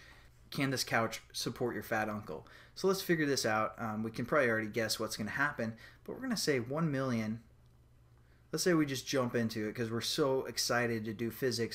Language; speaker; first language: English; native; English